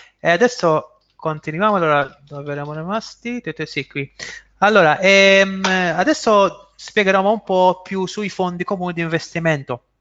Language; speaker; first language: Italian; non-native, fluent; Maltese